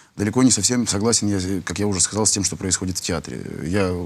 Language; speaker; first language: Russian; native; Russian